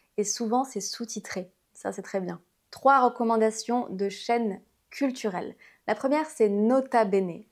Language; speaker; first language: French; native; French